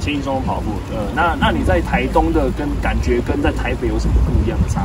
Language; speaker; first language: Chinese; native; Chinese